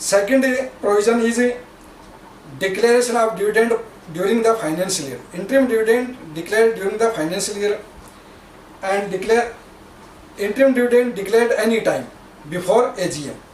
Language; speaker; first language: English; non-native, local second language; Hindi